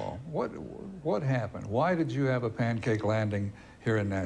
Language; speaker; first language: English; native; English